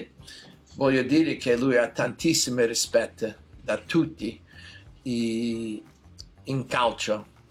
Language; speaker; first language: Italian; non-native, fluent; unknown